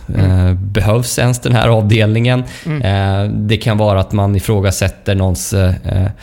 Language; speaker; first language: Swedish; native; Swedish